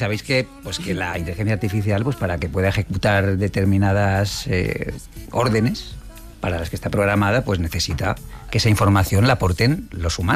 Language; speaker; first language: Spanish; native; Spanish